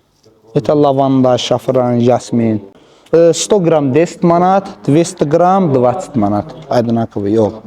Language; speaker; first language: Russian; non-native, local second language; Azerbaijani